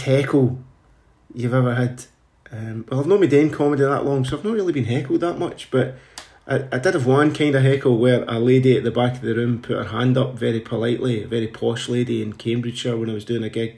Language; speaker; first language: English; native; English